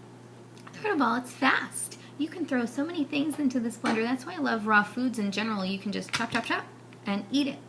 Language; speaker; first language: English; native; English